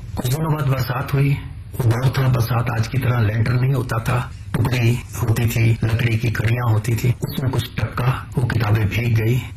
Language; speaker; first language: Hindi; non-native, local second language; Punjabi